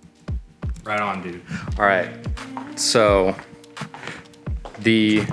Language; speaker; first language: English; native; English